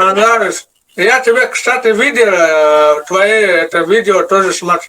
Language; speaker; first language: Russian; non-native, learner; Tajik